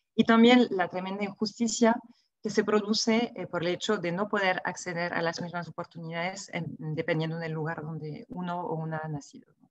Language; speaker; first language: Spanish; non-native, fluent; French